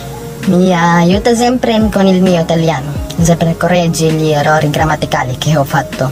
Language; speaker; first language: Italian; non-native, learner; Filipino